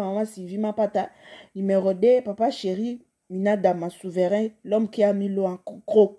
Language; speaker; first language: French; non-native, local second language; Lingala